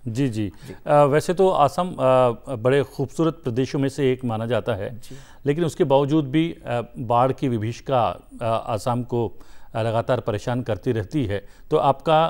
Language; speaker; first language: Hindi; native; Hindi